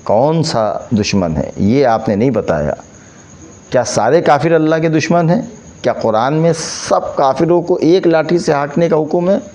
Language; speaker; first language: Urdu; native; Urdu